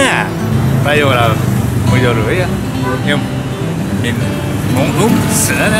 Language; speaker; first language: Vietnamese; non-native, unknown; Japanese